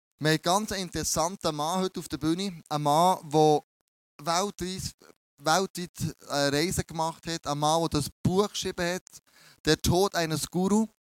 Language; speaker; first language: German; native; German